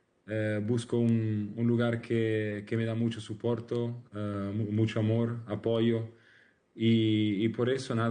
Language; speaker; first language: Spanish; non-native, learner; Italian